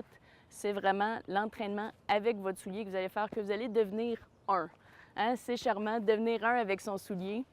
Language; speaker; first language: French; native; French